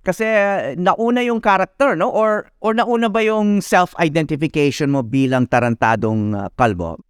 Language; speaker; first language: Filipino; native; Filipino